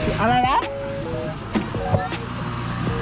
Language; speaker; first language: Thai; native; Thai